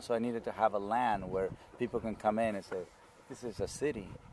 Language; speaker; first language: English; non-native, fluent; Spanish